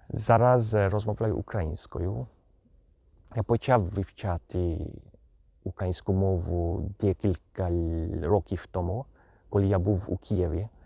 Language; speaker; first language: Ukrainian; non-native, fluent; Hungarian